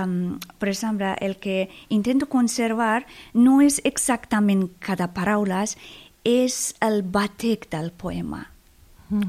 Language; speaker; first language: Catalan; non-native, fluent; Persian